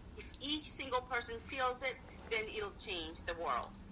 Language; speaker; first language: English; non-native, fluent; Japanese